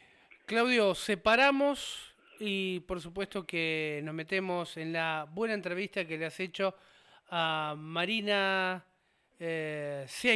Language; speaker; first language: Spanish; native; Spanish